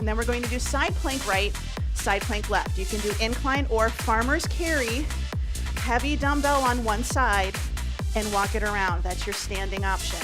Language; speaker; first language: English; native; English